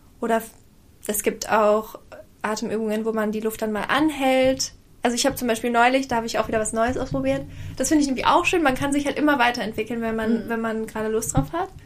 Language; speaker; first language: German; native; German